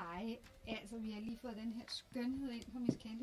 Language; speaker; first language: Danish; native; Danish